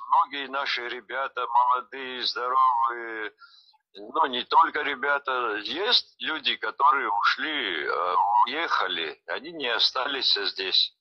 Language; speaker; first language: Russian; non-native, local second language; Abkhazian